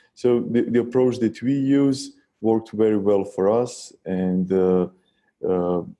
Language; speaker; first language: English; non-native, fluent; Serbian